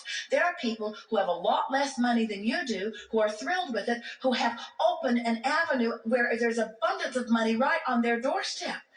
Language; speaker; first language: English; native; English